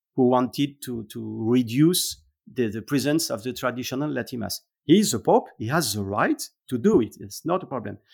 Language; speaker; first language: English; non-native, learner; French